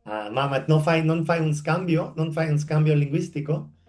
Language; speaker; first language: Italian; non-native, learner; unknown